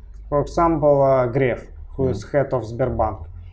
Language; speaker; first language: English; non-native, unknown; Russian